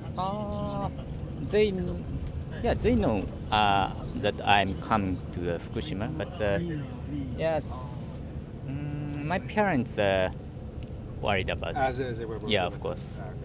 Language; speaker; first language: English; non-native, learner; Japanese